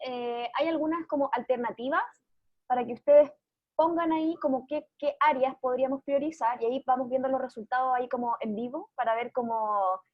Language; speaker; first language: Spanish; native; Spanish